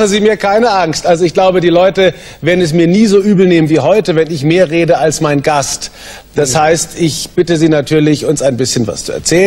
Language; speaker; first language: German; native; German